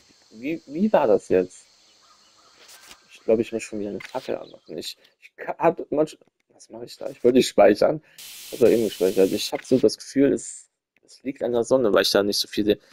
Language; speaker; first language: German; native; German